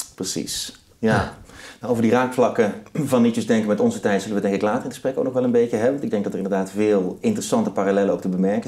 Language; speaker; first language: Dutch; native; Dutch